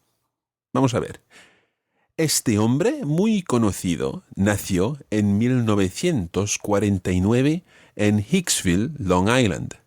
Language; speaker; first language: Spanish; non-native, fluent; English